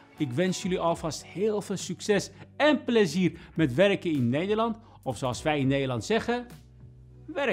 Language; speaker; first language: Dutch; non-native, fluent; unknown